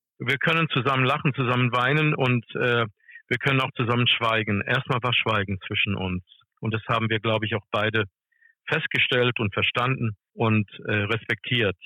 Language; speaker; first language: German; early bilingual, other home language; English